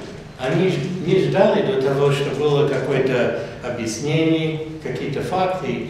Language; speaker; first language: Russian; non-native, fluent; English